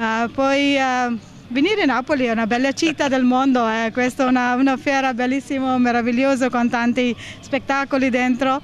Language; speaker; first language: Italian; non-native, learner; Hindi